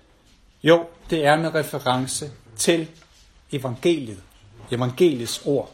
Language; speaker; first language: Danish; native; Danish